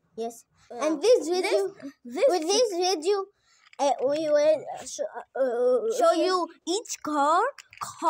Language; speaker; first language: English; non-native, learner; Arabic